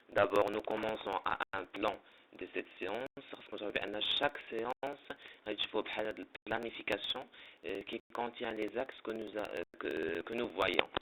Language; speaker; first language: French; non-native, local second language; Arabic